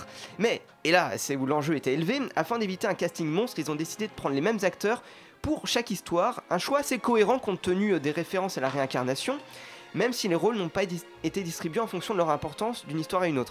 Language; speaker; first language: French; native; French